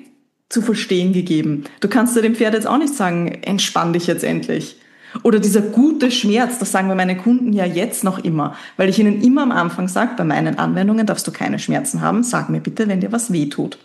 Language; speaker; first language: German; native; German